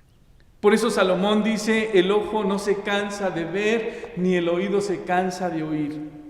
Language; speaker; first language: Spanish; native; Spanish